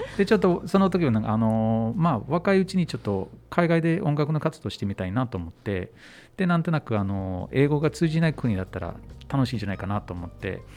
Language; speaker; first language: Japanese; non-native, fluent; English